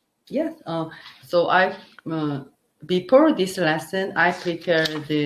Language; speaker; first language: English; non-native, learner; Korean